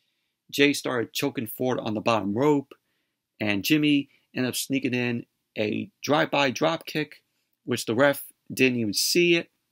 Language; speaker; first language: English; native; English